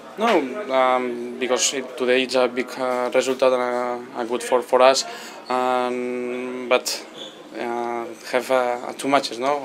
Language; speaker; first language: English; non-native, learner; Spanish